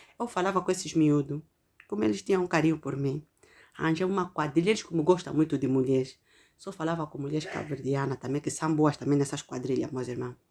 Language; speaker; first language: Portuguese; native; Portuguese